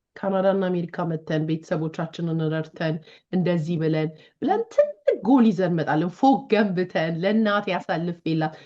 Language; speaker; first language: Amharic; native; Amharic